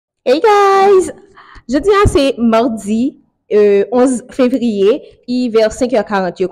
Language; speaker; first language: French; non-native, local second language; Haitian Creole